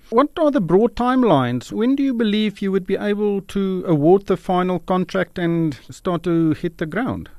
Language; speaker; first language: English; non-native, local second language; Afrikaans